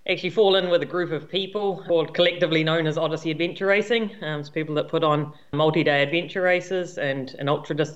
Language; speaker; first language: English; native; English